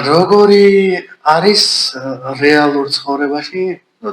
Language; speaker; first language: Georgian; native; Georgian